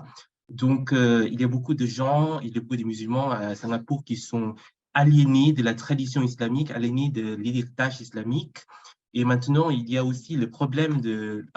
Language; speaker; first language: French; non-native, fluent; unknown